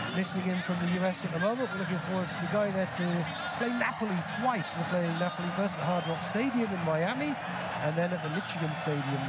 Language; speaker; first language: English; native; English